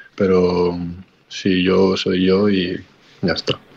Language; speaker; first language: Spanish; native; Spanish